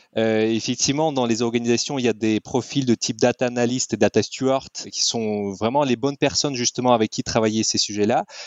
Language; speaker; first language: French; non-native, fluent; Russian